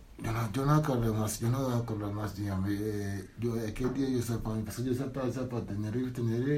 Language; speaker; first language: Spanish; non-native, learner; Wolof